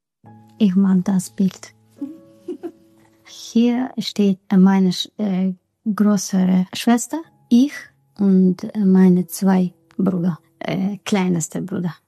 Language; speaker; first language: German; non-native, learner; Russian